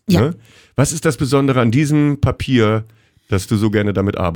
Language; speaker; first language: German; native; German